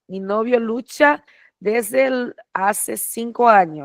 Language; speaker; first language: Spanish; non-native, fluent; Portuguese